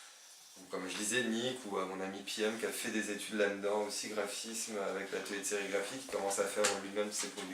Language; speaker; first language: French; native; French